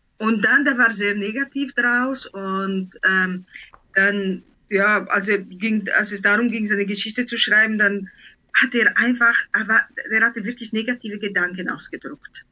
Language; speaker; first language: German; non-native, fluent; Italian